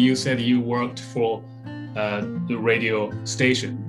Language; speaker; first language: English; non-native, fluent; Japanese